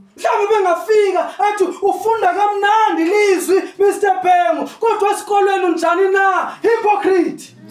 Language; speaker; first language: Zulu; non-native, local second language; Xhosa